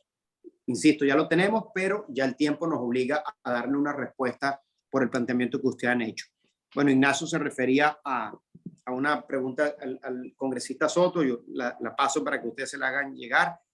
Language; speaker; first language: Spanish; native; Spanish